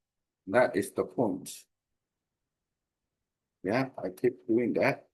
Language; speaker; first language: English; non-native, learner; Korean